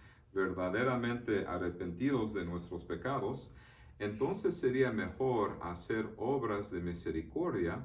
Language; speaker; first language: Spanish; early bilingual, heritage; Spanish